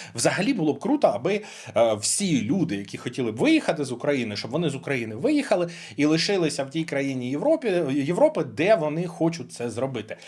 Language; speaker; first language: Ukrainian; non-native, local second language; Russian